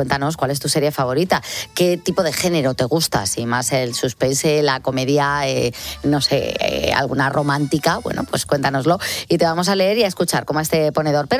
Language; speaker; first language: Spanish; native; Spanish